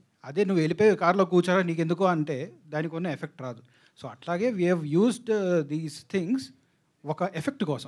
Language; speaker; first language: Telugu; native; Telugu